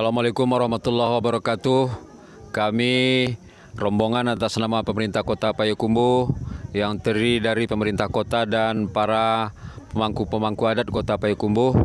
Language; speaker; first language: Indonesian; non-native, local second language; Minangkabau